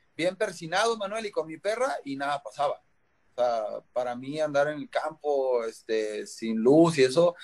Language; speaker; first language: Spanish; native; Spanish